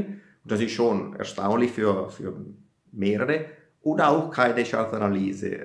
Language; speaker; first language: German; non-native, fluent; Italian